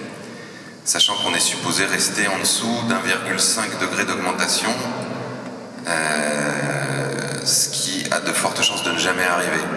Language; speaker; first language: French; native; French